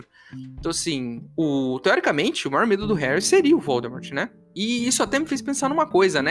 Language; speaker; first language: Portuguese; native; Portuguese